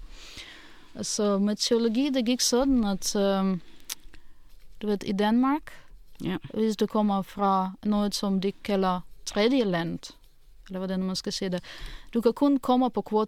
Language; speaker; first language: Danish; non-native, fluent; Russian